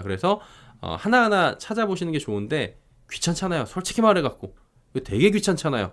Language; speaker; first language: Korean; native; Korean